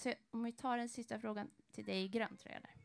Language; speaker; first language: Swedish; native; Swedish